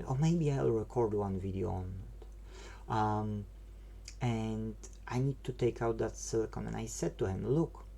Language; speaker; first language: English; non-native, fluent; Polish